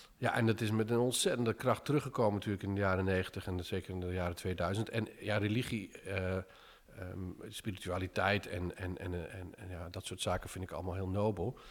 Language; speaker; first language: Dutch; early bilingual, other home language; English